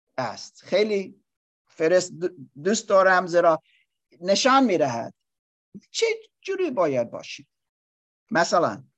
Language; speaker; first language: Persian; non-native, learner; English